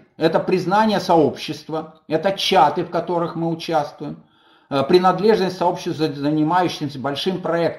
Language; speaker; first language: Russian; native; Russian